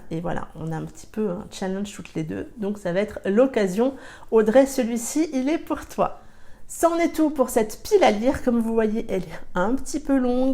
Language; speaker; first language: French; native; French